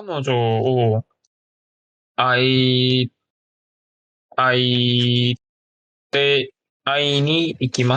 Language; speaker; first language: Japanese; non-native, learner; Korean